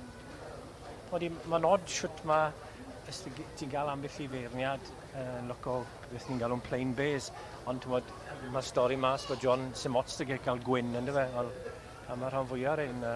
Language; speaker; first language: Welsh; native; Welsh